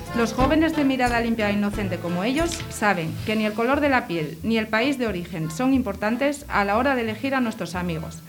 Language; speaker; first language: Spanish; native; Spanish